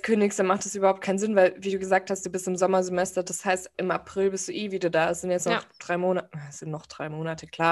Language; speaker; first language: German; native; German